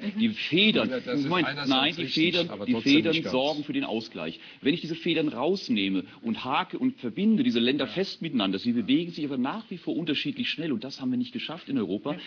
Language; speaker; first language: German; native; German